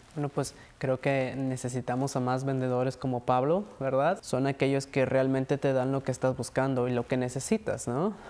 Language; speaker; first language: Spanish; native; Spanish